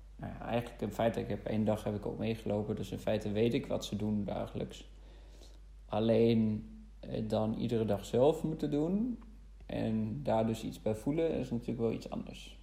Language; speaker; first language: Dutch; non-native, fluent; German